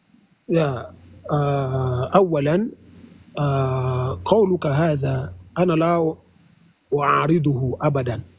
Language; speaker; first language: Arabic; non-native, fluent; Yoruba